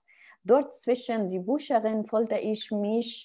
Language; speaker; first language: German; non-native, learner; Arabic